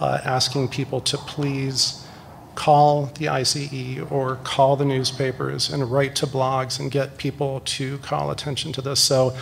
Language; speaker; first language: English; native; English